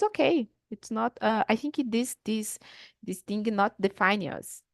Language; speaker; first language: English; non-native, learner; Portuguese